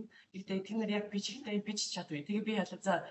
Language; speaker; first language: Mongolian; non-native, learner; English